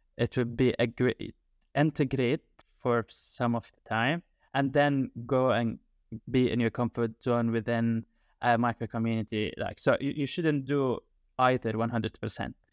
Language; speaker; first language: English; non-native, fluent; Arabic